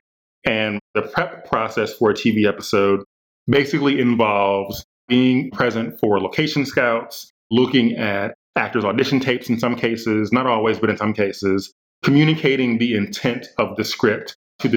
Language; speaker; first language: English; native; English